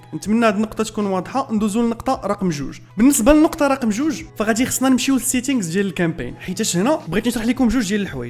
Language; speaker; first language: Arabic; native; Arabic